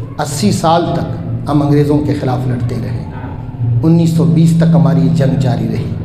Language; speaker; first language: Urdu; non-native, local second language; Baluchi